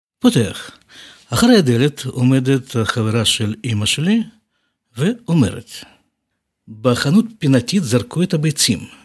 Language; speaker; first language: Hebrew; non-native, fluent; Russian